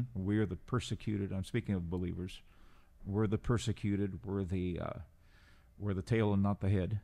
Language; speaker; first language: English; non-native, fluent; Spanish